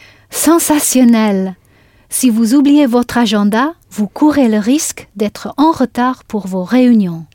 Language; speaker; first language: French; non-native, fluent; English